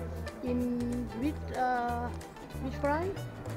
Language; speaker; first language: English; non-native, learner; Thai